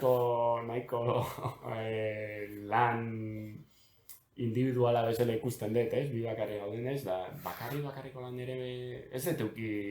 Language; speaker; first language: Basque; native; Basque